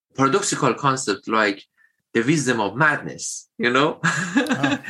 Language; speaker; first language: English; non-native, fluent; Persian